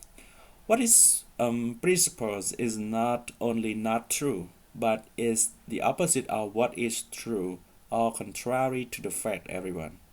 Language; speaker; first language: English; non-native, fluent; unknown